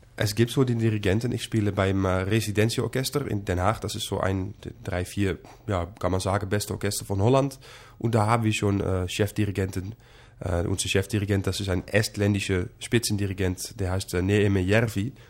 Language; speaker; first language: German; non-native, fluent; Dutch